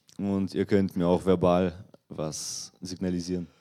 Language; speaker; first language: German; non-native, fluent; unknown